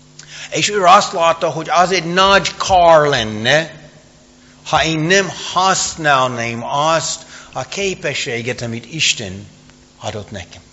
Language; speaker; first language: Hungarian; non-native, fluent; English